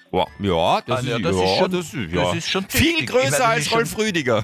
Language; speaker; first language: German; native; German